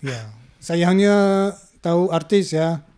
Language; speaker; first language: Indonesian; non-native, learner; German